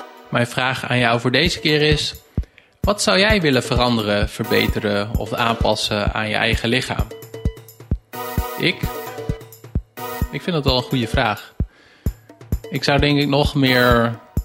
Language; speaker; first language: Dutch; native; Dutch